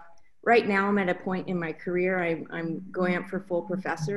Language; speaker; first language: English; native; English